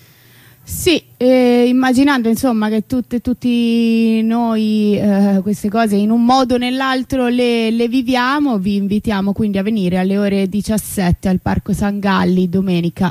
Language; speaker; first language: Italian; native; Italian